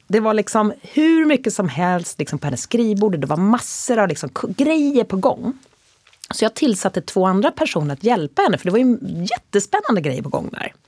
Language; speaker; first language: Swedish; native; Swedish